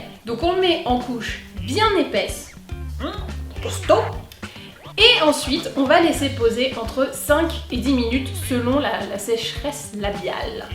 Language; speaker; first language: French; native; French